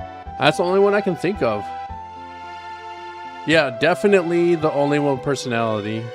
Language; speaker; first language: English; native; English